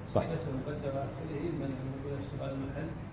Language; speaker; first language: Arabic; native; Arabic